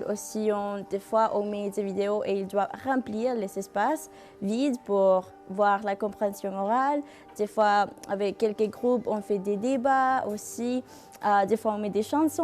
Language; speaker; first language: French; non-native, fluent; Spanish